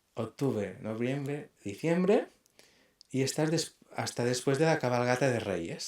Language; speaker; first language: Spanish; non-native, local second language; Catalan